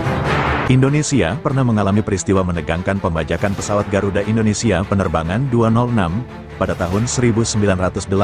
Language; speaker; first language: Indonesian; native; Indonesian